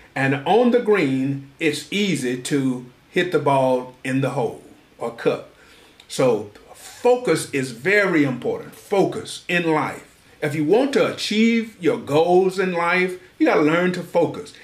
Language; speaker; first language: English; native; English